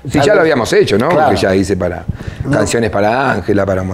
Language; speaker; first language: Spanish; native; Spanish